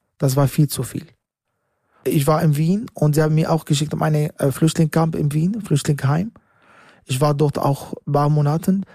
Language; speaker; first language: German; non-native, learner; Arabic